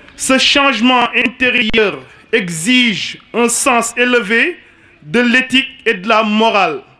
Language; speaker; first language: French; non-native, local second language; Wolof